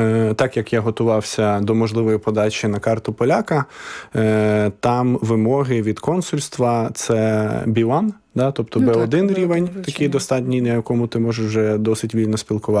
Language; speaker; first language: Ukrainian; native; Ukrainian